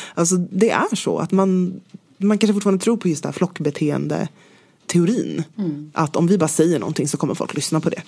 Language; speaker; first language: Swedish; native; Swedish